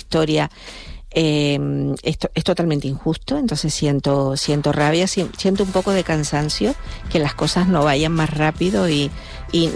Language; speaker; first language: Spanish; native; Spanish